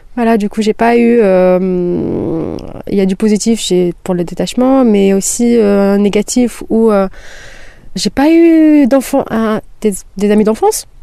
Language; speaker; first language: French; non-native, local second language; Kabyle